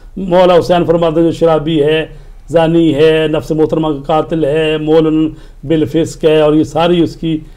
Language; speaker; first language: Urdu; native; Urdu